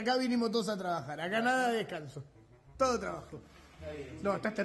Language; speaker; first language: Spanish; native; Spanish